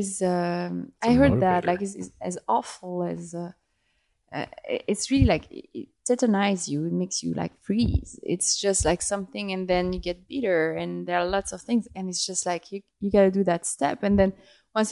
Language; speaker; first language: English; non-native, fluent; French